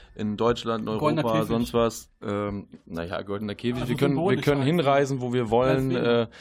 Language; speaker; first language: German; native; German